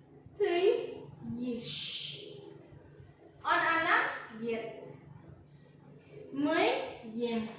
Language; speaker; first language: Russian; non-native, learner; Indonesian